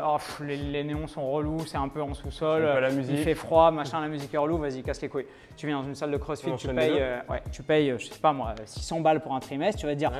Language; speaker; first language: French; native; French